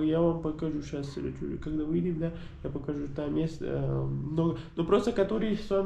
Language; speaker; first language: Russian; non-native, learner; Kyrgyz